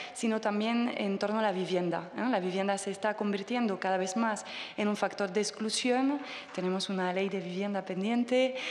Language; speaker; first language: Spanish; non-native, fluent; French